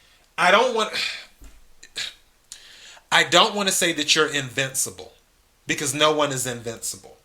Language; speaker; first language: English; native; English